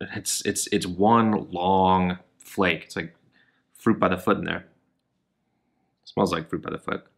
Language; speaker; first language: English; native; English